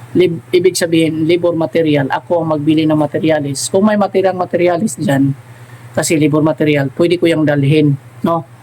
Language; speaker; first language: Filipino; non-native, local second language; Cebuano